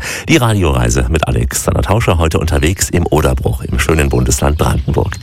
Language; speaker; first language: German; native; German